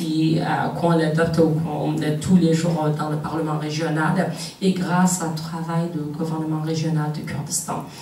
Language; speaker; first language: French; non-native, fluent; Kurdish